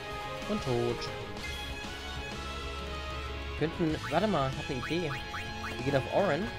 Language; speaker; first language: German; native; German